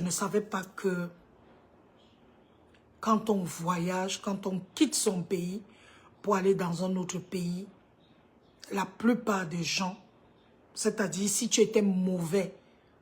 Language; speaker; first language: French; native; French